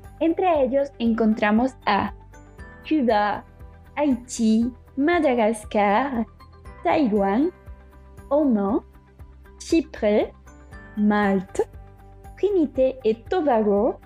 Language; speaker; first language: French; non-native, fluent; Spanish